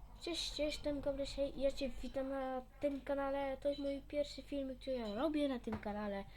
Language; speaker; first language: Polish; early bilingual, heritage; Polish